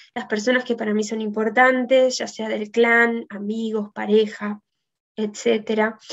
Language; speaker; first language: Spanish; native; Spanish